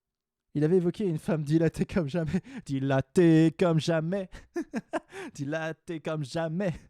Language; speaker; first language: French; native; French